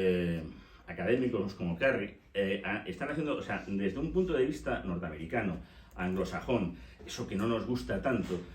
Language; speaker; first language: Spanish; native; Spanish